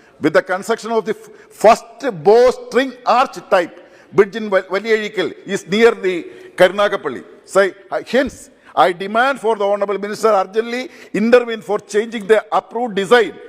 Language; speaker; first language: English; non-native, local second language; Malayalam